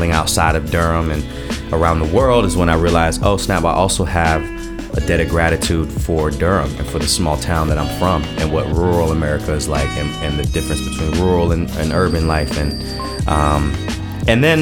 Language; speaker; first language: English; early bilingual, other home language; Japanese